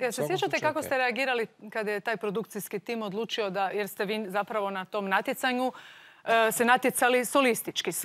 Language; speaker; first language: Croatian; native; Croatian